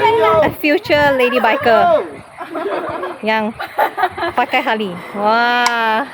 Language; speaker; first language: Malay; non-native, local second language; Chinese